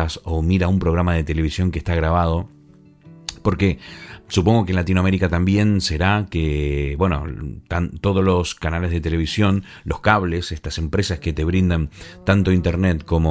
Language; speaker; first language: Spanish; native; Spanish